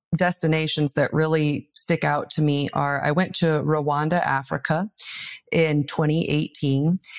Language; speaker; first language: English; native; English